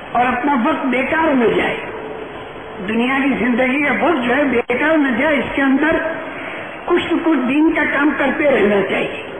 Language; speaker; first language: Urdu; non-native, local second language; Gujarati